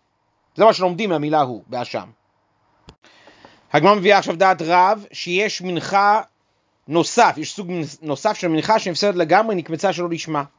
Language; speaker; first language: Hebrew; native; Hebrew